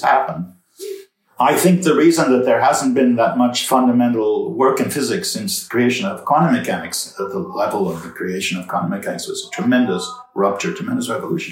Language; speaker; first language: English; native; English